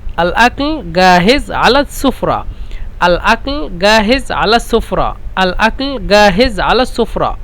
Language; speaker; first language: Arabic; non-native, fluent; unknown